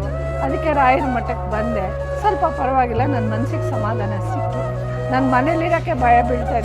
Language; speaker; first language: Kannada; native; Kannada